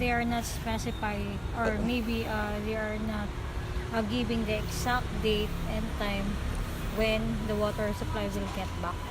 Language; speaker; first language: English; non-native, learner; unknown